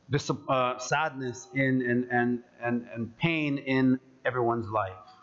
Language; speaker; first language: English; early bilingual, other home language; Greek